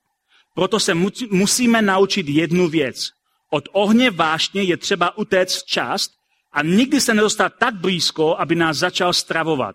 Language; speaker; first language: Czech; native; Czech